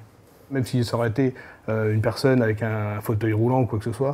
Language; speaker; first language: French; native; French